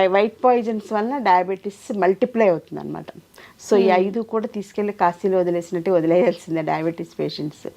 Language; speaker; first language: Telugu; native; Telugu